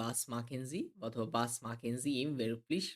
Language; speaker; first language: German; non-native, fluent; Bangla